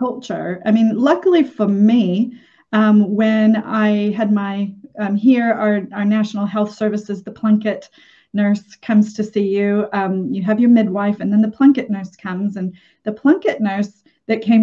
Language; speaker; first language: English; native; English